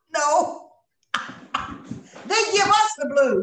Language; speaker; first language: English; native; English